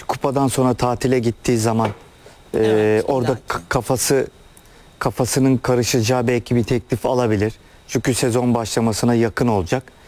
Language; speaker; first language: Turkish; native; Turkish